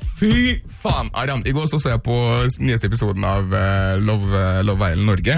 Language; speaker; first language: Norwegian; native; Norwegian